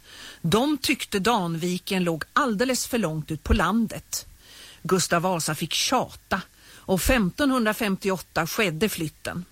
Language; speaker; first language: Swedish; native; Swedish